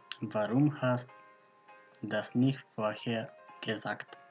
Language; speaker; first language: German; non-native, fluent; Macedonian